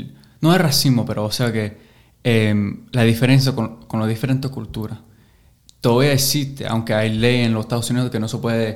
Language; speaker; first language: Spanish; early bilingual, heritage; English